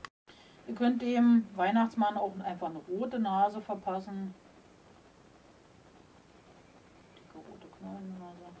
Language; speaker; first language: German; native; German